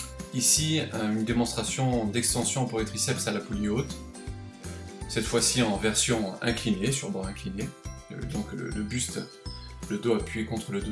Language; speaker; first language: French; native; French